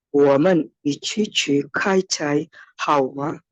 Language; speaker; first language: Chinese; non-native, learner; Indonesian